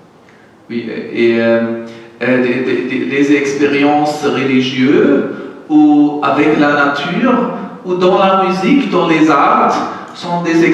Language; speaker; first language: French; non-native, learner; German